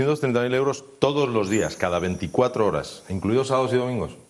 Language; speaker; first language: Spanish; native; Spanish